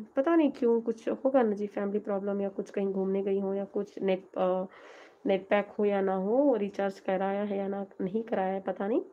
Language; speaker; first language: Hindi; non-native, local second language; Urdu